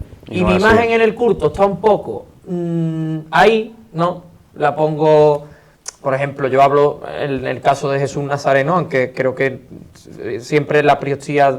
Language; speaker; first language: Spanish; native; Spanish